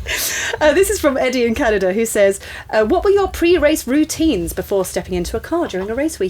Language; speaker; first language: English; native; English